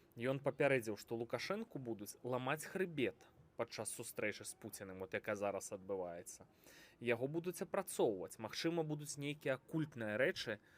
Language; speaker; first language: Belarusian; native; Belarusian